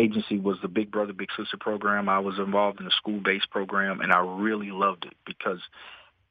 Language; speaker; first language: English; native; English